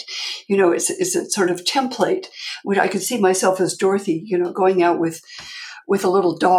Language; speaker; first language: English; native; English